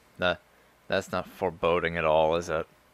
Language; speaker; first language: English; native; English